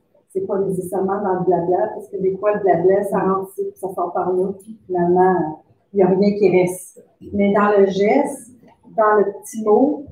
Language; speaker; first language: French; native; French